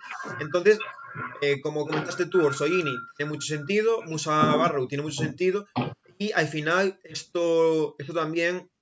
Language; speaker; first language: Spanish; native; Spanish